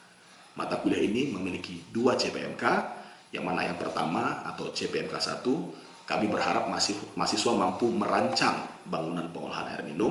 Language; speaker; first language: Indonesian; native; Indonesian